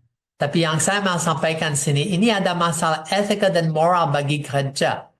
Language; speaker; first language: Indonesian; non-native, fluent; English